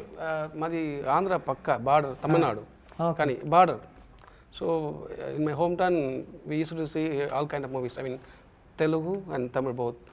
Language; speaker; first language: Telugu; non-native, learner; Tamil